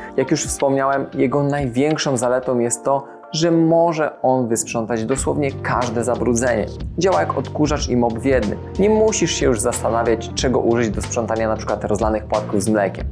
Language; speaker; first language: Polish; native; Polish